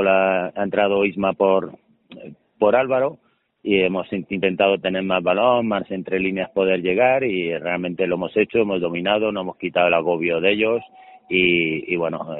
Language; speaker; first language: Spanish; native; Spanish